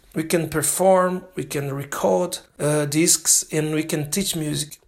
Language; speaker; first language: English; non-native, learner; Portuguese